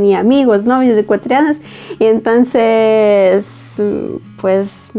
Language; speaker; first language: Spanish; non-native, fluent; Ukrainian